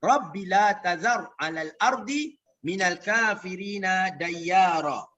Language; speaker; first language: Arabic; non-native, fluent; Malay